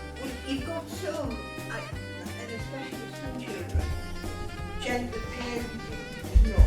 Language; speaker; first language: English; native; English